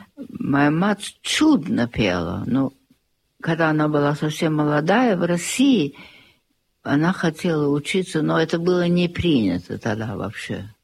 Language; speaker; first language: Russian; early bilingual, heritage; Russian